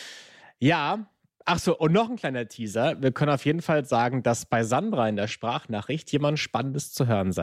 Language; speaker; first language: German; native; German